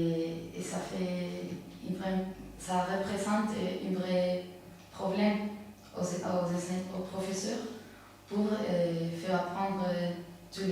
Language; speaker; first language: French; non-native, fluent; Spanish